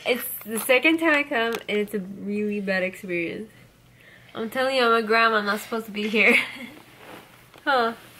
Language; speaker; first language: English; early bilingual, other home language; Spanish